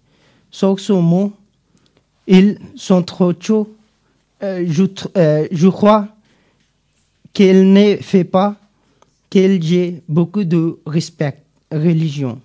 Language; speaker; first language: French; non-native, learner; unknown